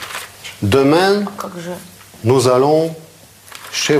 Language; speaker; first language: French; non-native, fluent; Russian